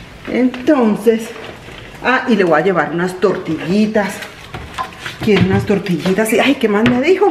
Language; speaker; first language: Spanish; native; Spanish